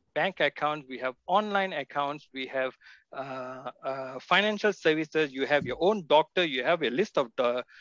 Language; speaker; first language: English; non-native, local second language; Tamil